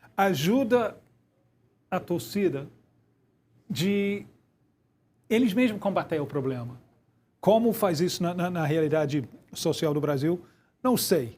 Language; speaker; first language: Portuguese; non-native, fluent; English